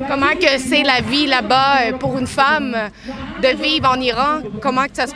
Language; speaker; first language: French; native; French